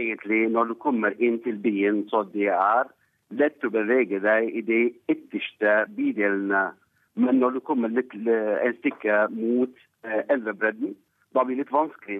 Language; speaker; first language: Norwegian; non-native, fluent; Arabic